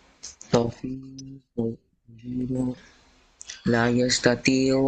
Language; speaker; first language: Arabic; non-native, learner; Bangla